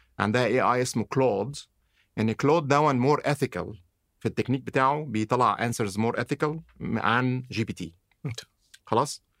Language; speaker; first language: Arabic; native; Arabic